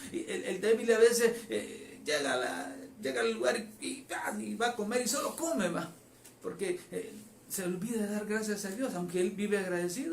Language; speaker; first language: Spanish; native; Spanish